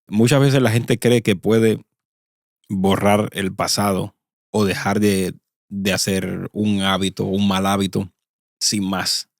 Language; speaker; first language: Spanish; native; Spanish